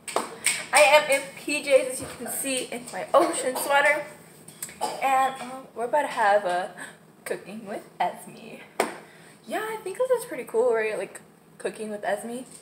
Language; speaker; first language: English; early bilingual, other home language; Spanish